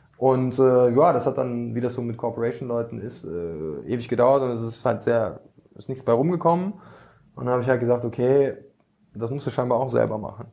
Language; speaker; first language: German; early bilingual, other home language; Bosnian